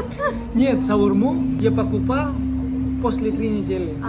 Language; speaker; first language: Russian; non-native, learner; Indonesian